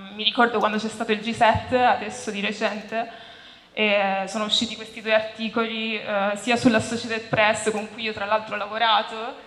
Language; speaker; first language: Italian; native; Italian